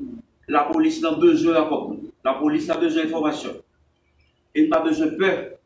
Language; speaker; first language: French; non-native, local second language; Haitian Creole